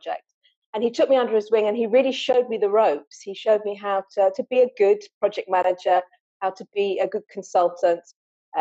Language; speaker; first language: English; native; English